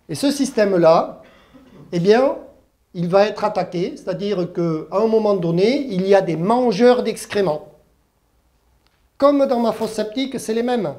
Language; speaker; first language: French; early bilingual, other home language; German